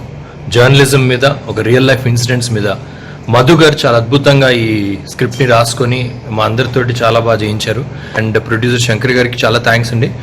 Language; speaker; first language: Telugu; native; Telugu